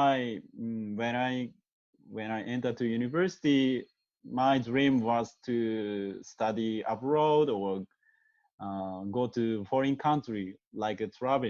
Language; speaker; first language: English; non-native, learner; Japanese